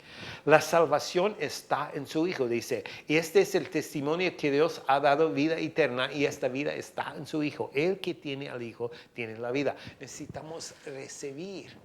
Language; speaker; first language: Spanish; non-native, fluent; English